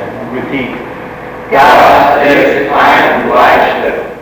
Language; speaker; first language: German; non-native, learner; English